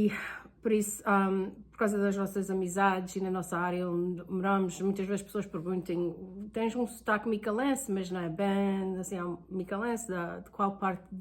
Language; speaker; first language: Portuguese; early bilingual, heritage; Portuguese